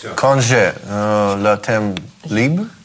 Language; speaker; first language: French; non-native, learner; Russian